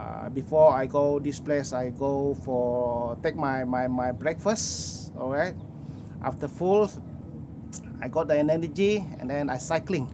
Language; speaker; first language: English; non-native, local second language; Malay